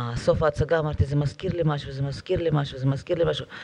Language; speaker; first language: Hebrew; non-native, fluent; Russian